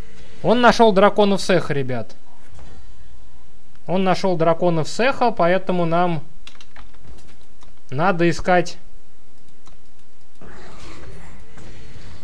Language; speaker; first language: Russian; native; Russian